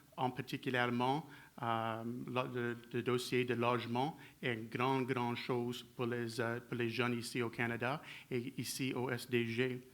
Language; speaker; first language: French; non-native, learner; English